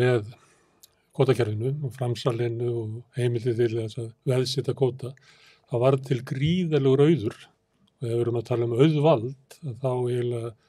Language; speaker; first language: Icelandic; native; Icelandic